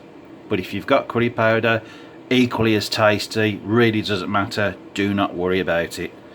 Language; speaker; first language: English; native; English